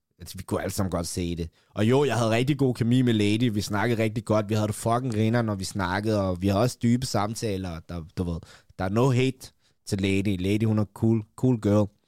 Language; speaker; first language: Danish; early bilingual, other home language; Kurdish